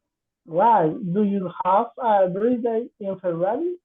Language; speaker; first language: English; non-native, learner; Spanish